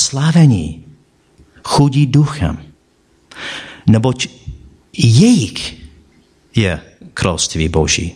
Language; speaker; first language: Czech; non-native, fluent; English